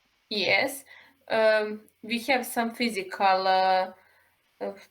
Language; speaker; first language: English; non-native, learner; Serbian